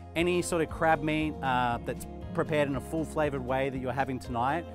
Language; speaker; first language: English; native; English